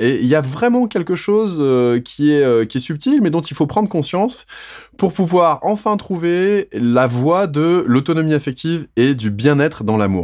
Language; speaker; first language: French; native; French